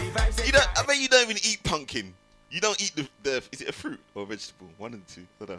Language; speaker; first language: English; native; English